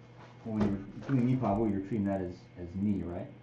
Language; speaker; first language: English; native; English